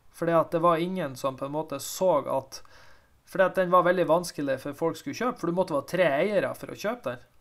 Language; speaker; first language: Norwegian; native; Norwegian